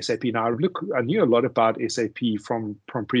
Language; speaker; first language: English; native; English